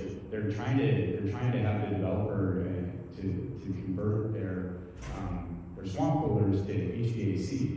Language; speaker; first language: English; native; English